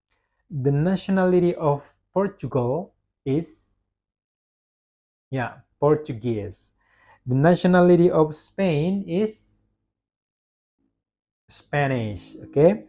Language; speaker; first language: English; non-native, fluent; Indonesian